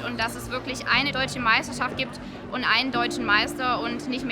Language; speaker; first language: German; native; German